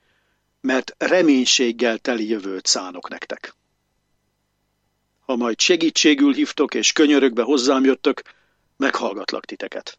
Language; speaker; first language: Hungarian; native; Hungarian